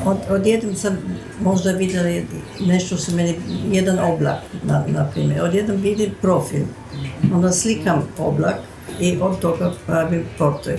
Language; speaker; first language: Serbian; early bilingual, heritage; Serbian